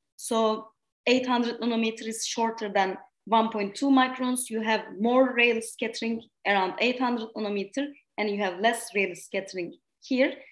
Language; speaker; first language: English; non-native, fluent; Turkish